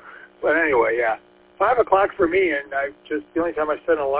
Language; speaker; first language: English; native; English